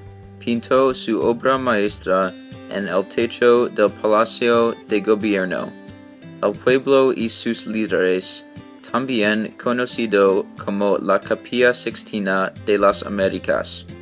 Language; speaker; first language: Spanish; non-native, learner; English